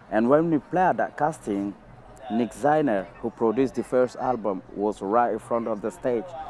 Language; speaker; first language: English; non-native, fluent; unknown